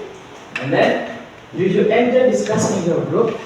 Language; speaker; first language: English; non-native, learner; Indonesian